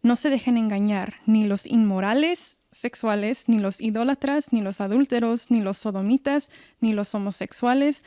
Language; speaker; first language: Spanish; early bilingual, heritage; Spanish